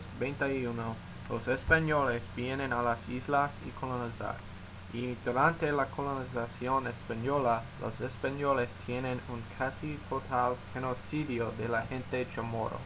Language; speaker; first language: Spanish; non-native, learner; English